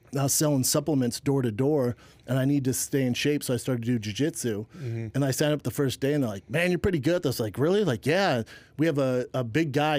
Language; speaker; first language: English; native; English